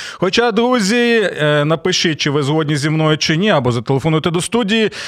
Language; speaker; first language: Ukrainian; non-native, local second language; Russian